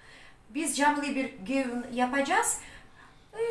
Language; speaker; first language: Turkish; non-native, learner; Russian